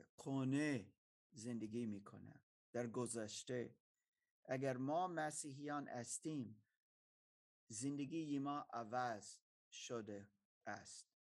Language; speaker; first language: Persian; non-native, fluent; German